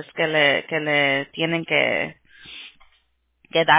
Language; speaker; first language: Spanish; early bilingual, heritage; Spanish